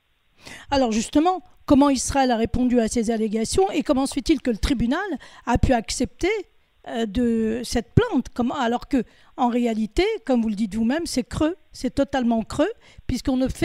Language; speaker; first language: French; native; French